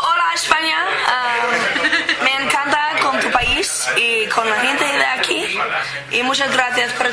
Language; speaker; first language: Spanish; non-native, learner; English